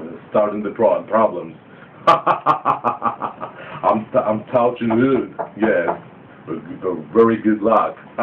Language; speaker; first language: English; non-native, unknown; Greek